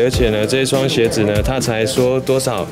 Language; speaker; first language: Chinese; native; Chinese